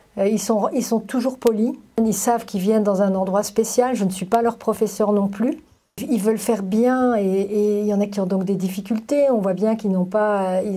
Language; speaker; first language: French; native; French